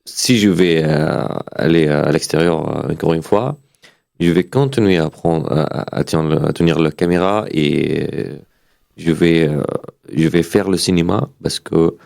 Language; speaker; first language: French; non-native, learner; Arabic